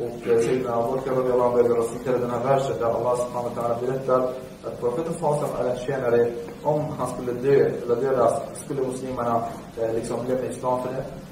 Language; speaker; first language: Swedish; early bilingual, other home language; Arabic